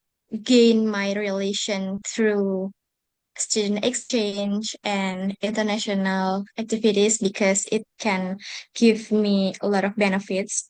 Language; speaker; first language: English; non-native, learner; Indonesian